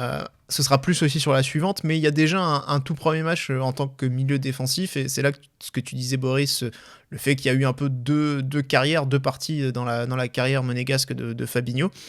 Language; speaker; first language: French; native; French